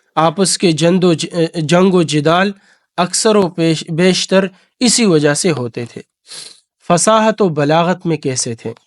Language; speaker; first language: Urdu; non-native, local second language; Pashto